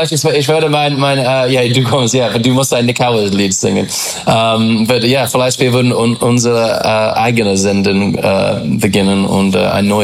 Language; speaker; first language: German; non-native, learner; English